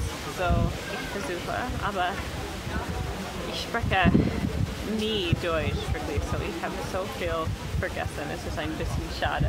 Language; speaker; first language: German; non-native, learner; English